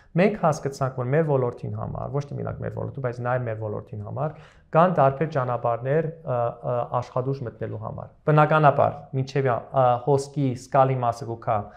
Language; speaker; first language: Armenian; early bilingual, heritage; Armenian